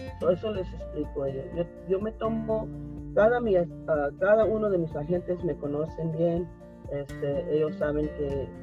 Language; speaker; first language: Spanish; early bilingual, heritage; Spanish